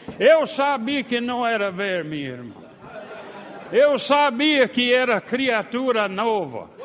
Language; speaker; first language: Portuguese; non-native, fluent; English